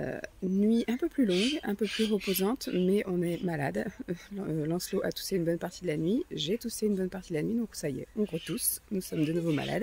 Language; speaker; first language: French; native; French